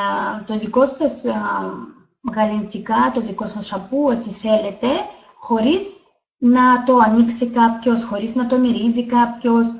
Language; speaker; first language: Greek; non-native, learner; Russian